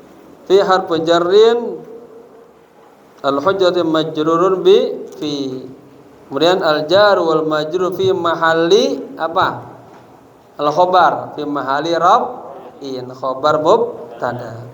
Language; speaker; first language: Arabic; non-native, fluent; Indonesian